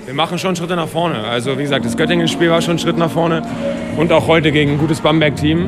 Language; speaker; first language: German; native; German